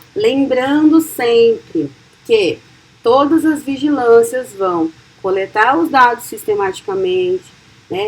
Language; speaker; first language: Portuguese; native; Portuguese